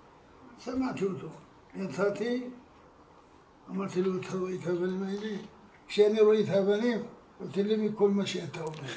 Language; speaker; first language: Hebrew; non-native, fluent; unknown